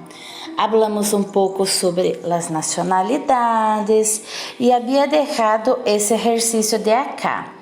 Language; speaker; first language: Spanish; non-native, learner; Portuguese